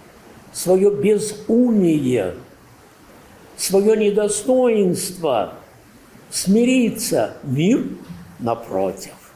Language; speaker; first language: Russian; native; Russian